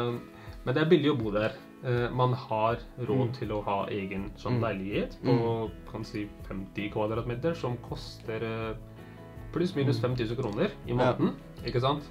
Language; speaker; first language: Norwegian; early bilingual, other home language; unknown